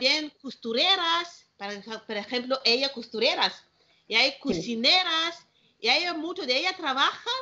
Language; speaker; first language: Spanish; non-native, learner; Malagasy